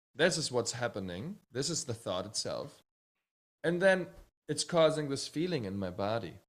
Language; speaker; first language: English; early bilingual, other home language; Czech